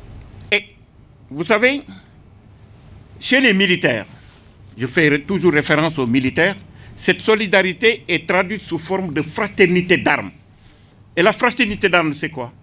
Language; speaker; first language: French; non-native, local second language; Wolof